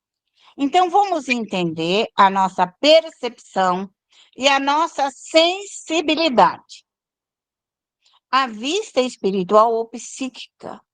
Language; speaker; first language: Portuguese; native; Portuguese